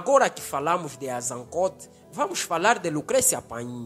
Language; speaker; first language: Portuguese; native; Portuguese